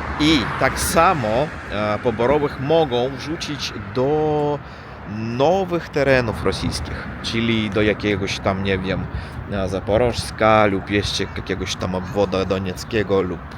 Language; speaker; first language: Polish; non-native, learner; Russian